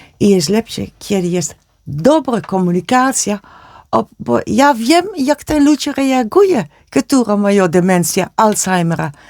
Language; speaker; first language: Polish; non-native, learner; Dutch